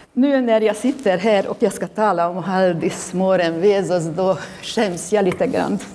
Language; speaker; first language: Swedish; non-native, fluent; Hungarian